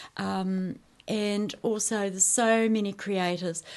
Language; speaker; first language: English; native; English